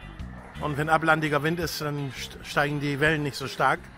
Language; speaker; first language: German; native; German